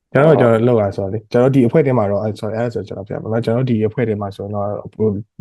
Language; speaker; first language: Burmese; non-native, local second language; Karen languages